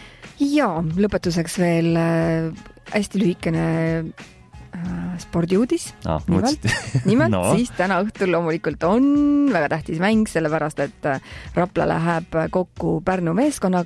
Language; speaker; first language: Estonian; native; Estonian